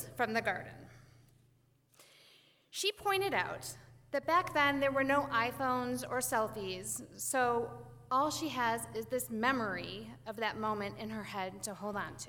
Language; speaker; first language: English; native; English